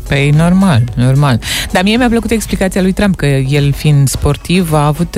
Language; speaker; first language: Romanian; native; Romanian